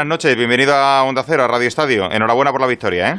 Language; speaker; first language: Spanish; native; Spanish